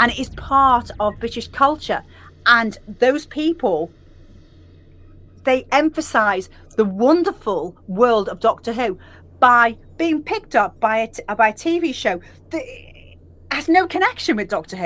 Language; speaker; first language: English; native; English